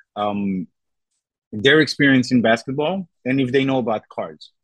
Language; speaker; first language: English; non-native, fluent; French